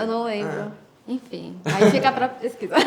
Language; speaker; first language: Portuguese; native; Portuguese